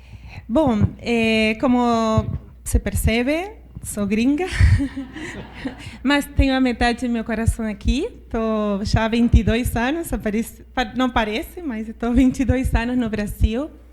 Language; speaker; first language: Portuguese; non-native, fluent; Spanish